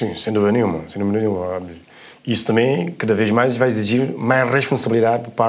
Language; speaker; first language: Portuguese; native; Portuguese